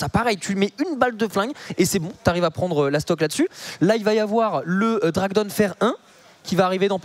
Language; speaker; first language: French; native; French